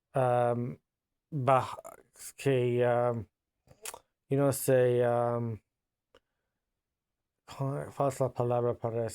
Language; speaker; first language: Spanish; non-native, learner; English